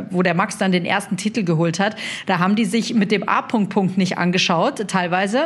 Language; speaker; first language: German; native; German